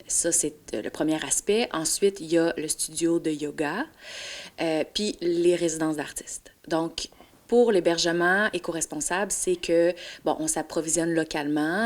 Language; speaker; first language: French; native; French